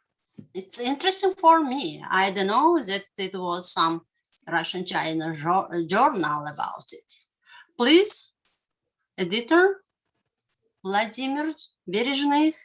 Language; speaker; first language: English; non-native, learner; Russian